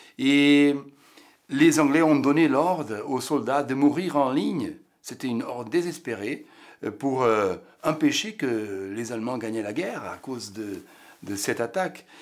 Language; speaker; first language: French; non-native, fluent; Portuguese